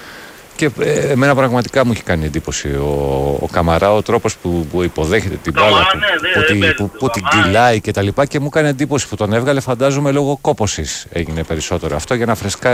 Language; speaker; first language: Greek; native; Greek